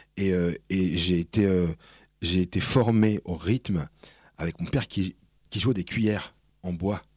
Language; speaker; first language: French; early bilingual, other home language; Spanish